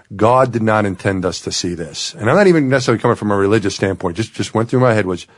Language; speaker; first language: English; native; English